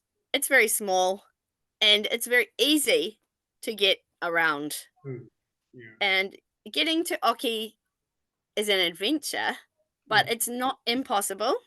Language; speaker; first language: English; non-native, fluent; Japanese